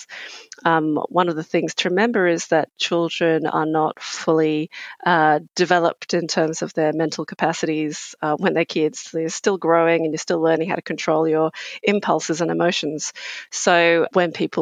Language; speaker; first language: English; native; English